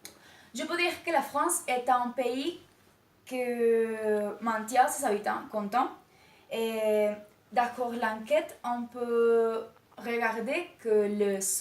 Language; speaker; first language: French; non-native, learner; Spanish